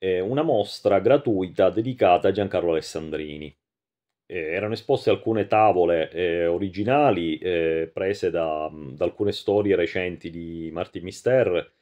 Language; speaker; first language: Italian; native; Italian